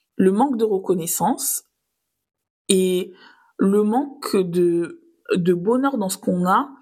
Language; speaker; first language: French; native; French